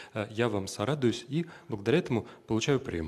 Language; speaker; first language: Russian; native; Russian